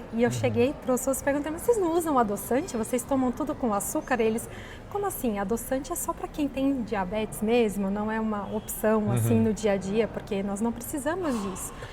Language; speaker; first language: Portuguese; native; Portuguese